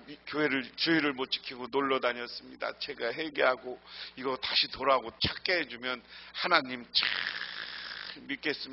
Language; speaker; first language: Korean; native; Korean